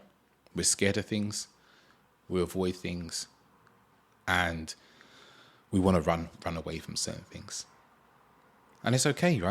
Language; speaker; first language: English; native; English